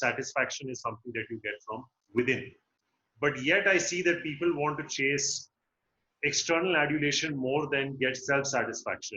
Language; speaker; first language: English; non-native, local second language; Hindi